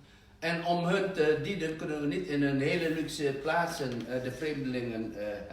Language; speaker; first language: Dutch; non-native, fluent; Indonesian